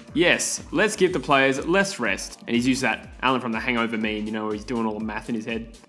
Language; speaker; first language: English; native; English